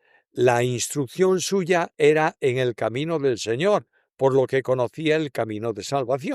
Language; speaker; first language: Spanish; native; Spanish